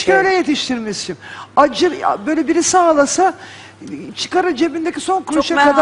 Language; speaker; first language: Turkish; native; Turkish